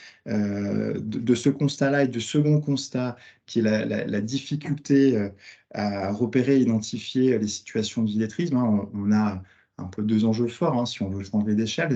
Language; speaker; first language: French; native; French